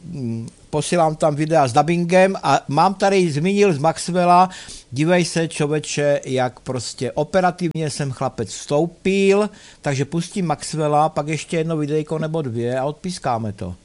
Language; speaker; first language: Czech; native; Czech